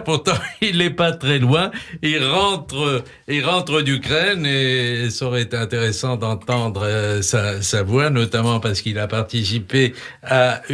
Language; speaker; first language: French; native; French